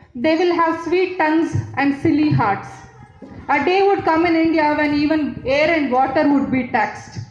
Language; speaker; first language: English; non-native, local second language; Kannada